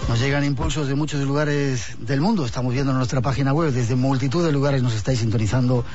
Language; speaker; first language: Spanish; native; Spanish